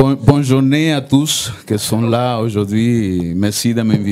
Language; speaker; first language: French; non-native, learner; Spanish